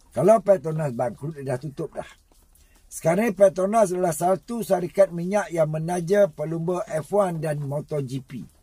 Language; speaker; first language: Malay; native; Malay